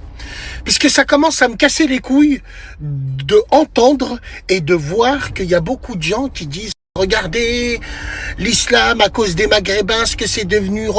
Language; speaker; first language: French; native; French